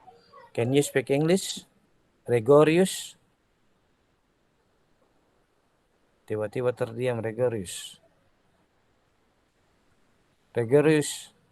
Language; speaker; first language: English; non-native, learner; Indonesian